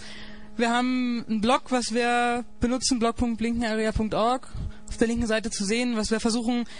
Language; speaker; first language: German; native; German